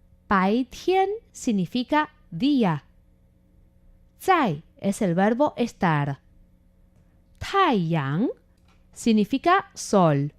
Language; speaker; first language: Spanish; non-native, fluent; Chinese